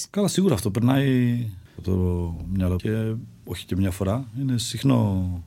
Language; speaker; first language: Greek; early bilingual, other home language; Czech